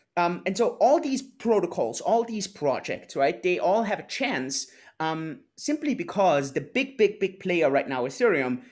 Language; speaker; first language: English; non-native, fluent; German